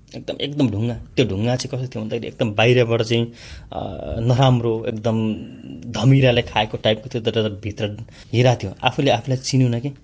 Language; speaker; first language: Nepali; native; Nepali